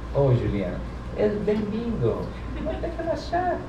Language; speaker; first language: Portuguese; non-native, learner; Spanish